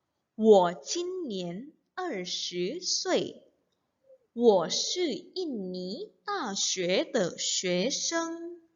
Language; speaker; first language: Chinese; non-native, fluent; Indonesian